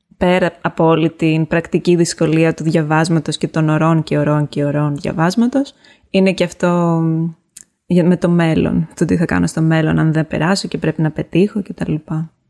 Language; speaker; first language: Greek; native; Greek